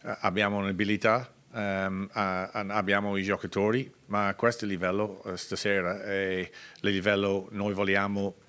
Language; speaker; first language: Italian; non-native, learner; English